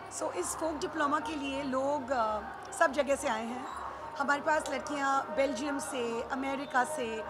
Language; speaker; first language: Hindi; native; Hindi